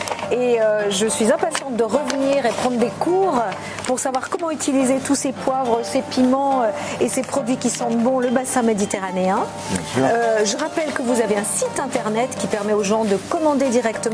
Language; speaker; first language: French; native; French